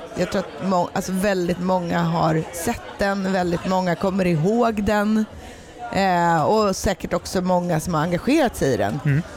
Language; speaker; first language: Swedish; native; Swedish